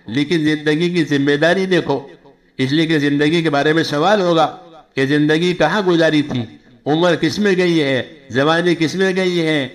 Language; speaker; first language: Urdu; non-native, local second language; Gujarati